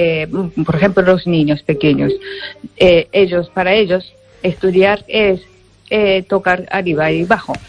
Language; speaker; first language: Spanish; non-native, fluent; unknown